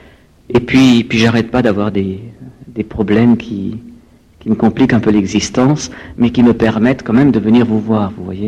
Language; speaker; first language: French; native; French